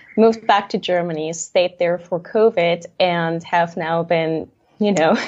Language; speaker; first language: English; non-native, fluent; German